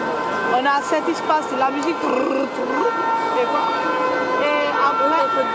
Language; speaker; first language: French; non-native, fluent; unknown